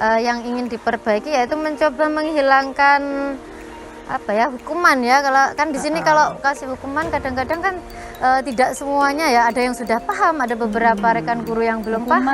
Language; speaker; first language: Indonesian; native; Indonesian